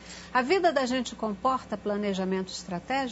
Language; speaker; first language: Portuguese; native; Portuguese